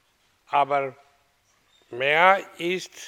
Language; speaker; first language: German; non-native, learner; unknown